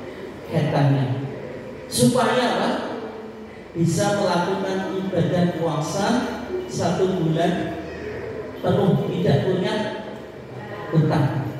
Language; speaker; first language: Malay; non-native, local second language; Javanese